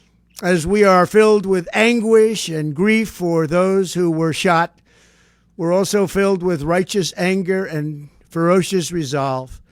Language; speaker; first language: English; native; English